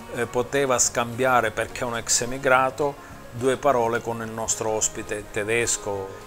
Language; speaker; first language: Italian; native; Italian